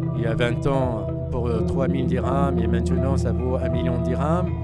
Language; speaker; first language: French; non-native, local second language; Arabic